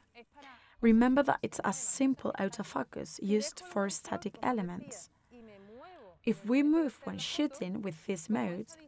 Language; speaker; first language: English; non-native, fluent; Spanish